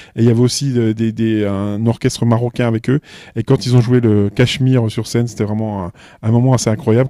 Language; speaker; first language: French; native; French